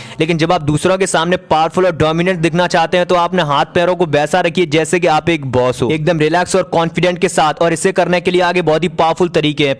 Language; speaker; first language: Hindi; native; Hindi